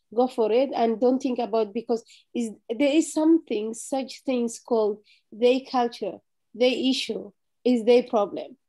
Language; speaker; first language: English; non-native, fluent; Somali